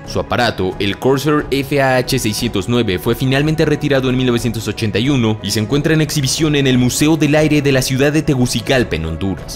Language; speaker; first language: Spanish; native; Spanish